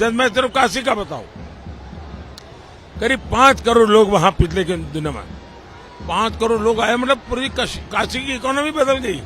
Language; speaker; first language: Hindi; non-native, local second language; Gujarati